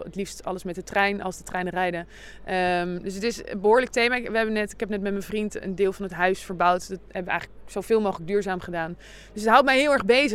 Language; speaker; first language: Dutch; native; Dutch